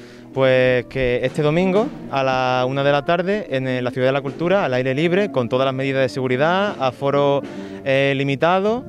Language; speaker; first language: Spanish; native; Spanish